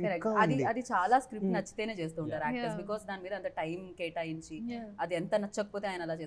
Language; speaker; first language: Telugu; native; Telugu